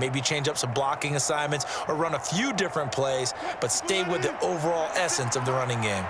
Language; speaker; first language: English; native; English